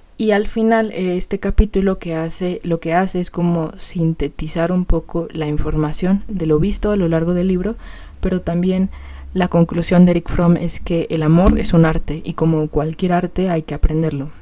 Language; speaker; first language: Spanish; native; Spanish